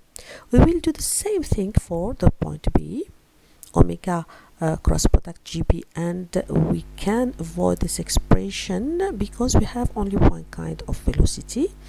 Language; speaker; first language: English; non-native, fluent; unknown